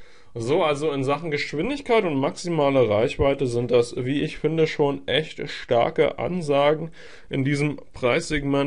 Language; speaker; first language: German; native; German